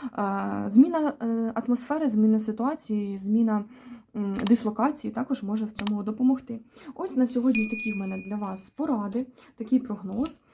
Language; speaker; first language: Ukrainian; native; Ukrainian